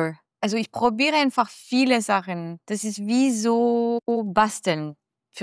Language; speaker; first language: German; non-native, learner; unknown